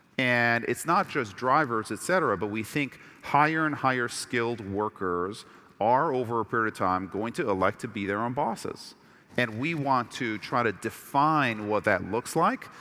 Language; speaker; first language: English; early bilingual, other home language; Persian